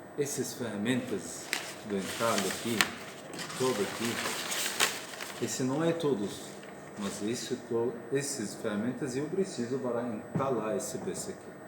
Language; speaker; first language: Portuguese; non-native, learner; Arabic